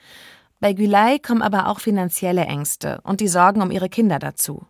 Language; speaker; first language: German; native; German